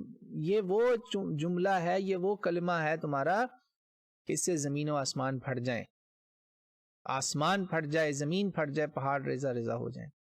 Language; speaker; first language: Urdu; native; Urdu